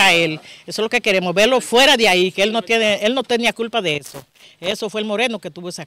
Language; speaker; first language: Spanish; native; Spanish